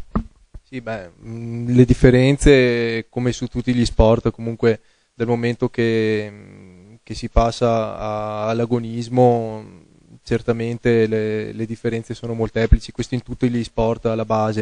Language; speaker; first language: Italian; native; Italian